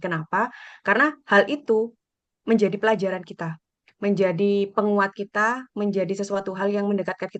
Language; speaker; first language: Indonesian; native; Indonesian